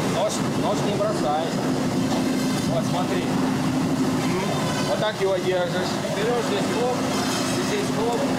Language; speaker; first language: Russian; native; Russian